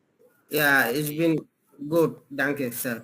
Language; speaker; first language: German; non-native, learner; Bangla